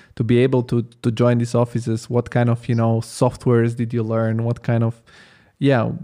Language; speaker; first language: English; non-native, fluent; Italian